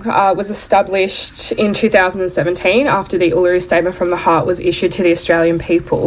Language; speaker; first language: English; native; English